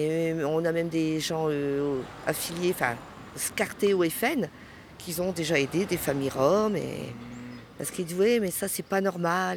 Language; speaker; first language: French; native; French